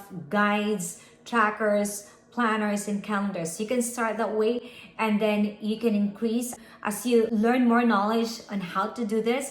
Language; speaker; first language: English; non-native, local second language; Filipino